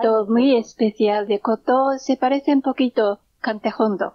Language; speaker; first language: Spanish; non-native, learner; Japanese